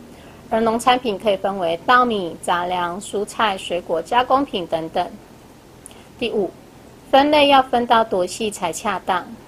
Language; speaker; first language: Chinese; native; Chinese